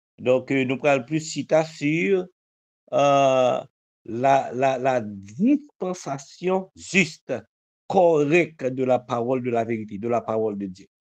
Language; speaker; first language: French; non-native, local second language; Haitian Creole